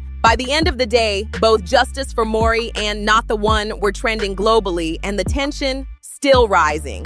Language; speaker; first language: English; native; English